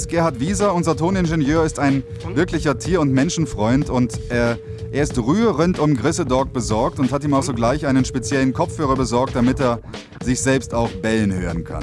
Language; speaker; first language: German; native; German